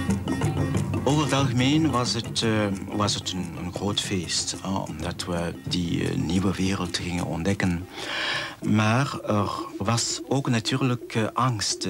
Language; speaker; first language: Dutch; non-native, fluent; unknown